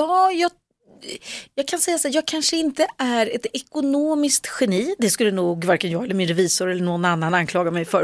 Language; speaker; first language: Swedish; native; Swedish